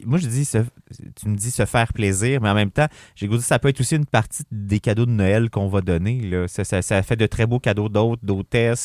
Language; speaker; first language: French; native; French